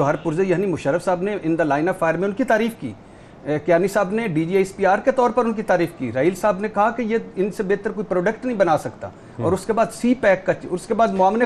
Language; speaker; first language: Urdu; native; Urdu